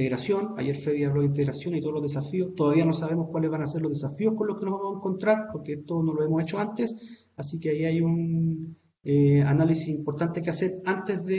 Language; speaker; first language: Spanish; native; Spanish